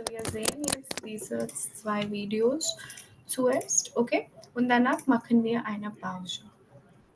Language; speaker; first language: German; non-native, fluent; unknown